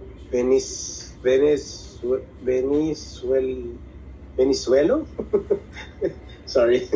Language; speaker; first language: English; non-native, local second language; Filipino